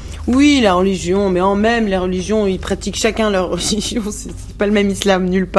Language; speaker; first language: French; non-native, local second language; Arabic